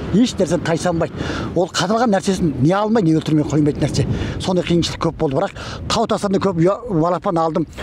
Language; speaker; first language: Kazakh; early bilingual, heritage; Kazakh